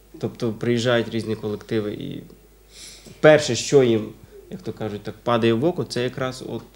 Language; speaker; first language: Ukrainian; native; Ukrainian